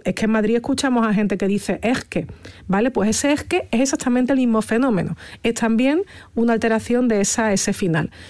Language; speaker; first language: Spanish; native; Spanish